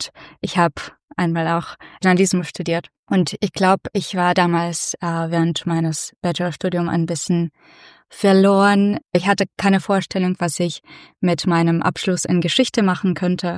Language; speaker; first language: German; non-native, fluent; Russian